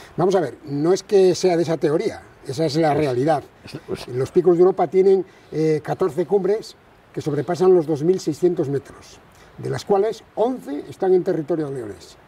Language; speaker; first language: Spanish; native; Spanish